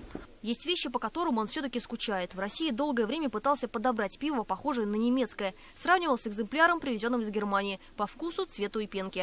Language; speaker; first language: Russian; native; Russian